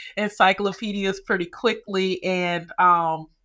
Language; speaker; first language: English; native; English